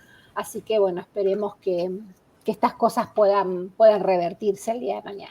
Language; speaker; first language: Spanish; native; Spanish